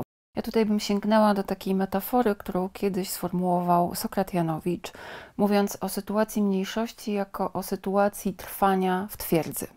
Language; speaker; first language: Polish; native; Polish